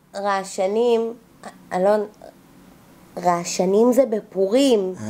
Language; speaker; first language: Hebrew; native; Hebrew